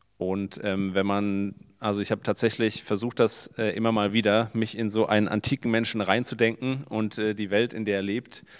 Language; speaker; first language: German; native; German